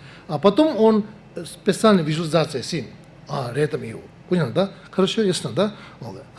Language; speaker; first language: Russian; non-native, learner; Tibetan